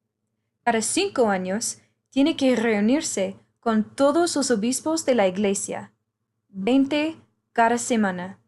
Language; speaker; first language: Spanish; non-native, learner; English